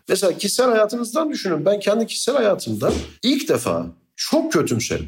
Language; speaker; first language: Turkish; native; Turkish